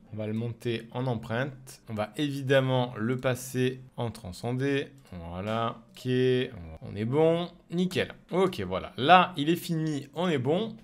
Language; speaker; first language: French; native; French